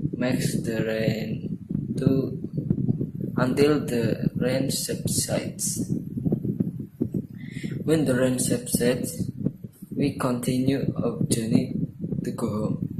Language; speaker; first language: English; non-native, learner; Indonesian